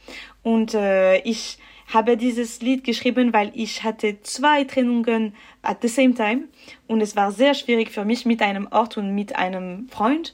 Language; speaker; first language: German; non-native, learner; French